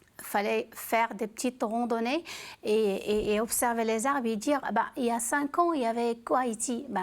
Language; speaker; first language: French; non-native, local second language; Arabic